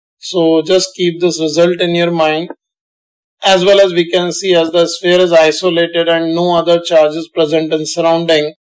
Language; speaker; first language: English; non-native, local second language; Hindi